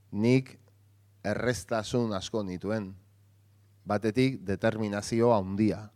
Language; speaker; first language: Basque; non-native, local second language; Spanish